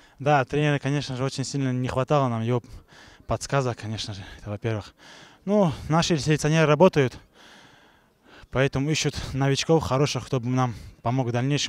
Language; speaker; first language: Russian; native; Russian